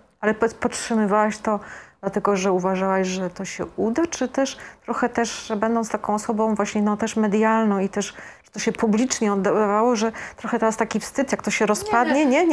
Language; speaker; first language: Polish; native; Polish